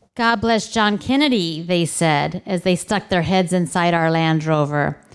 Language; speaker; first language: English; early bilingual, other home language; Spanish